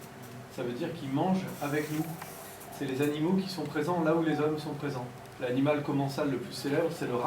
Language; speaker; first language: French; native; French